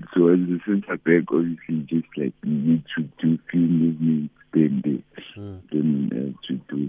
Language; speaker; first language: English; non-native, local second language; Venda